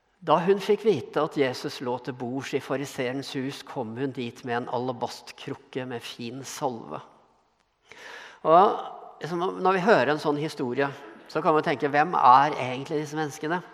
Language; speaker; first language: Norwegian; native; Norwegian